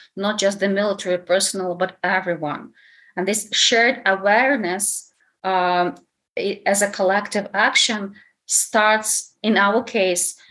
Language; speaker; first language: English; non-native, fluent; Ukrainian